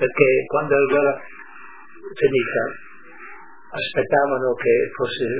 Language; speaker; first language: Italian; non-native, local second language; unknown